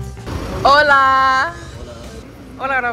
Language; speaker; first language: Spanish; non-native, learner; English